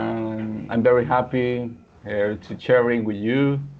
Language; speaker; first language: English; non-native, learner; Spanish